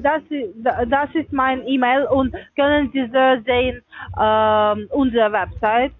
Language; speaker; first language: German; non-native, learner; Russian